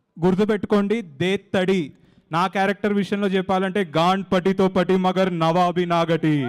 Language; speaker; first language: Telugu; native; Telugu